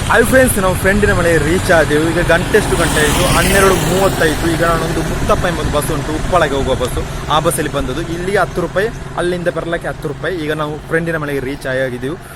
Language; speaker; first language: Kannada; non-native, local second language; Tulu